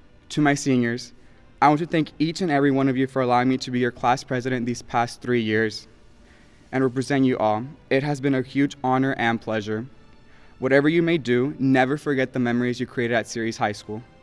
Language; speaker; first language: English; early bilingual, other home language; Spanish